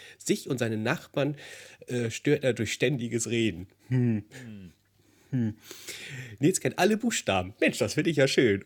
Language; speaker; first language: German; native; German